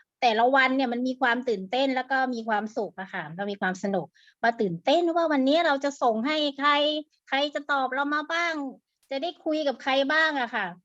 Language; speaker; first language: Thai; native; Thai